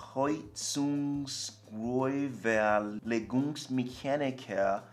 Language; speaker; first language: German; non-native, learner; English